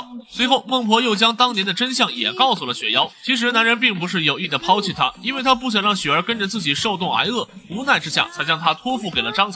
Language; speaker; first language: Chinese; native; Chinese